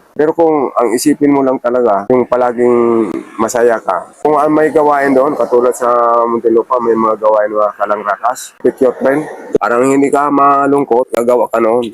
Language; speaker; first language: Filipino; non-native, local second language; Bikol